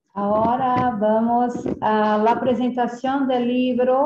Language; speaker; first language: Spanish; non-native, fluent; Portuguese